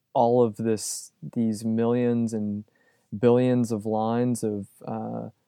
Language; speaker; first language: English; native; English